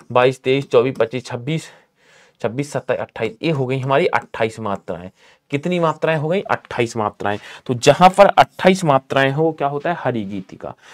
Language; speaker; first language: Hindi; native; Hindi